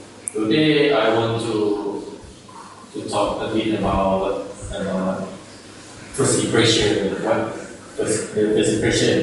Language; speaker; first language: English; non-native, learner; Malay